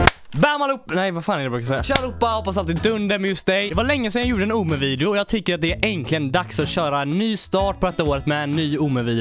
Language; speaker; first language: Swedish; native; Swedish